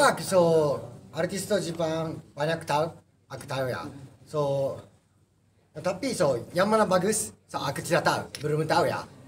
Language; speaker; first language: Indonesian; non-native, learner; Japanese